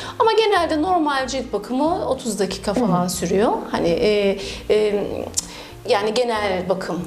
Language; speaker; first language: Turkish; early bilingual, heritage; Turkish